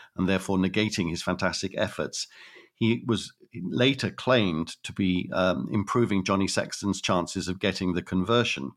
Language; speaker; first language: English; native; English